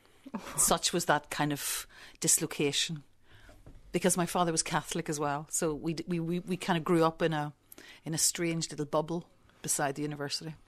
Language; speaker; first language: English; native; English